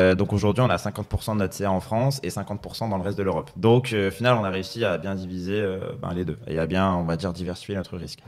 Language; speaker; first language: French; native; French